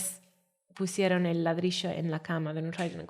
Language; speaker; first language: Spanish; non-native, learner; Welsh